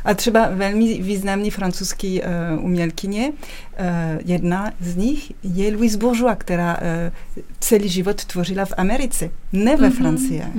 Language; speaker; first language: Czech; non-native, fluent; French